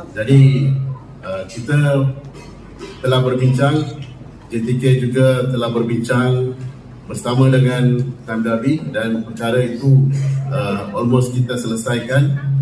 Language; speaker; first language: Malay; non-native, local second language; Tamil